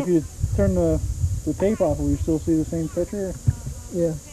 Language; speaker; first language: English; native; English